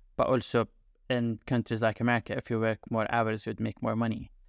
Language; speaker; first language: English; non-native, fluent; Arabic